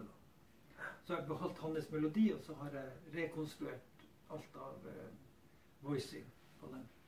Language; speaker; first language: Norwegian; native; Norwegian